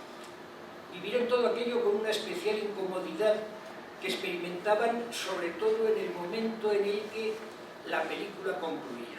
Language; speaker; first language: Spanish; native; Spanish